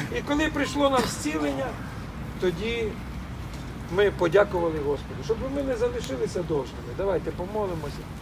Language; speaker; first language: Ukrainian; non-native, local second language; Russian